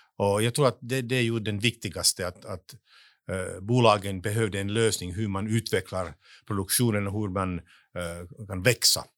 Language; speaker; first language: Swedish; non-native, local second language; Finnish